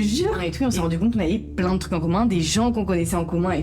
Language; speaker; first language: French; native; French